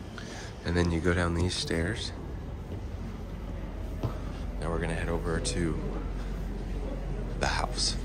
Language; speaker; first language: English; native; English